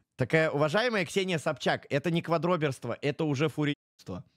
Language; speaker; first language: Russian; native; Russian